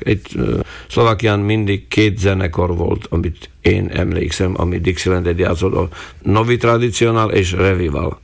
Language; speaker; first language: Hungarian; non-native, local second language; Slovak